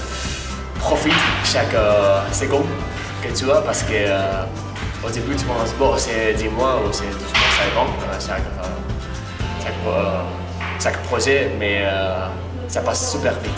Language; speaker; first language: French; non-native, fluent; Spanish